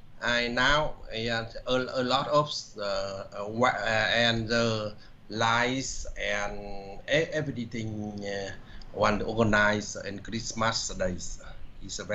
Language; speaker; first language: English; non-native, learner; Vietnamese